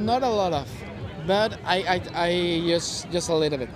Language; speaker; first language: English; non-native, learner; Spanish